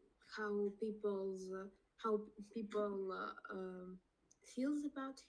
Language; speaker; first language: English; non-native, learner; Russian